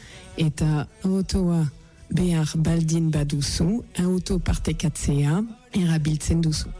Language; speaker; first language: Basque; non-native, learner; French